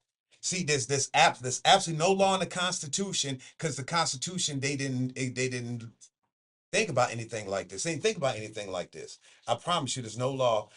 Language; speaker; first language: English; native; English